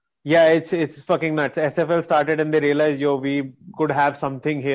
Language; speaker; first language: English; non-native, local second language; Hindi